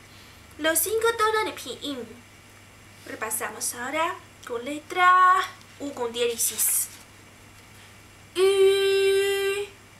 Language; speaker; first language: Spanish; non-native, learner; Chinese